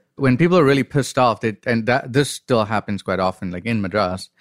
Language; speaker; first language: English; non-native, local second language; Tamil